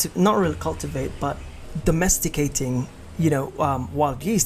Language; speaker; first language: English; non-native, local second language; Hiligaynon